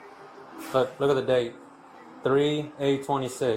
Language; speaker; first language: English; native; English